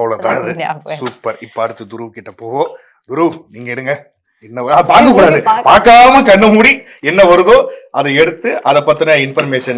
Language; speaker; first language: Tamil; native; Tamil